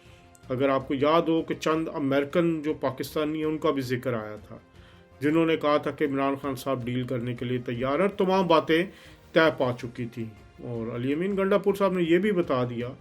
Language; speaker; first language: Urdu; native; Urdu